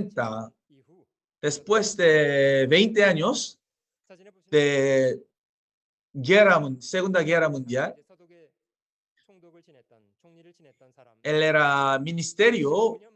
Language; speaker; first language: Spanish; non-native, fluent; Korean